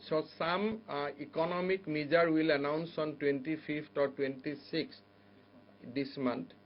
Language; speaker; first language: English; non-native, local second language; Assamese